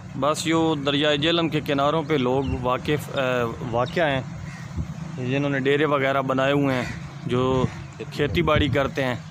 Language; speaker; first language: Urdu; non-native, local second language; Punjabi